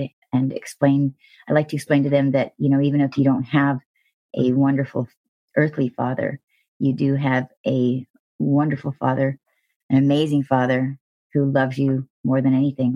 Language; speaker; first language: English; native; English